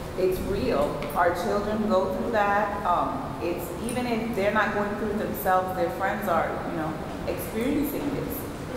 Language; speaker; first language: English; native; English